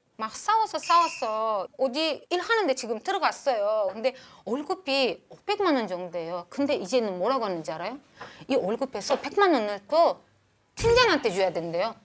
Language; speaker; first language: Korean; non-native, fluent; Uzbek